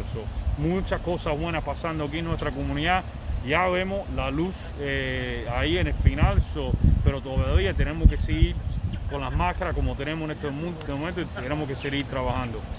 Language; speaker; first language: Spanish; early bilingual, heritage; Spanish